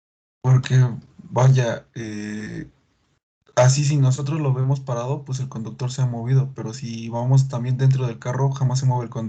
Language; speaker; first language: Spanish; native; Spanish